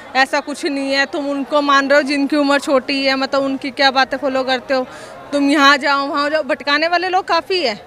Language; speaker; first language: Hindi; native; Hindi